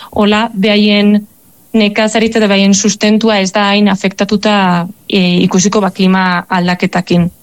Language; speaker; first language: Basque; native; Basque